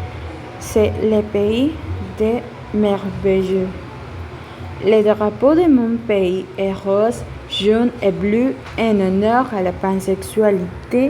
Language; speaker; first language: French; non-native, learner; Spanish